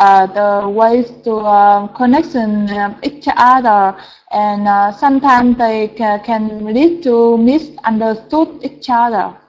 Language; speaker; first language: English; non-native, learner; Vietnamese